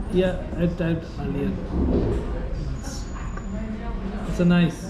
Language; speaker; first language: English; non-native, local second language; Bangla